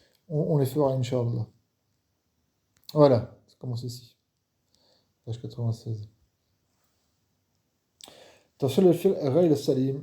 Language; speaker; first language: French; non-native, fluent; Arabic